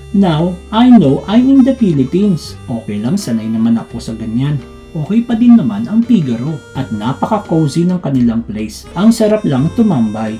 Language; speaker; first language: Filipino; native; Filipino